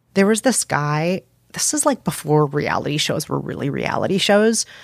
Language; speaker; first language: English; native; English